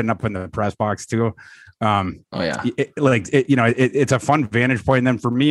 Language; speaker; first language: English; native; English